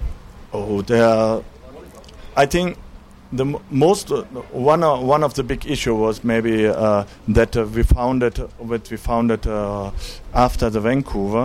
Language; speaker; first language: English; non-native, learner; German